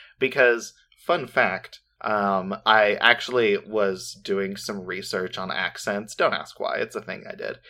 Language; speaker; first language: English; native; English